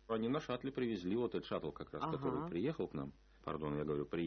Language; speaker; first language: Russian; native; Russian